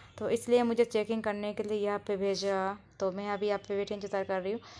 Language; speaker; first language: Hindi; non-native, learner; Bangla